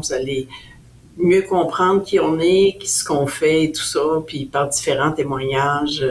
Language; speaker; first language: French; native; French